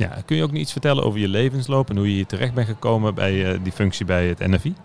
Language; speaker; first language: Dutch; native; Dutch